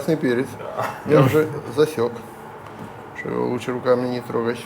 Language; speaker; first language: Russian; native; Russian